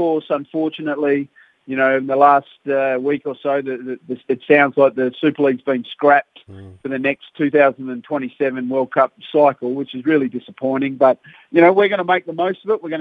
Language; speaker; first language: English; native; English